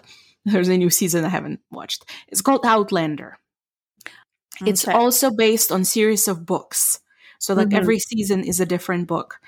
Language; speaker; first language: English; non-native, fluent; Ukrainian